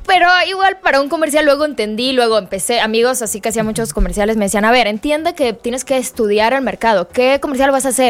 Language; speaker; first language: Spanish; native; Spanish